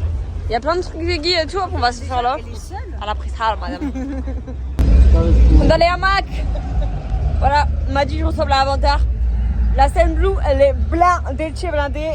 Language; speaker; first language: French; native; French